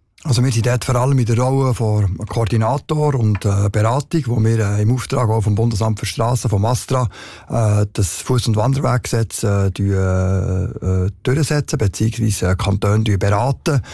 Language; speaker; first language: German; native; German